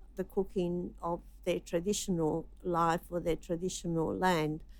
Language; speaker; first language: English; non-native, fluent; Italian